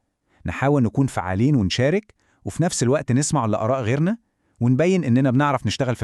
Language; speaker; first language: Arabic; native; Arabic